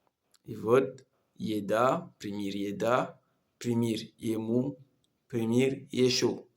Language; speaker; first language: Russian; non-native, learner; Comorian